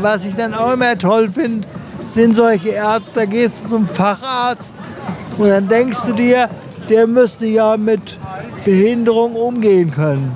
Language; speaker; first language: German; native; German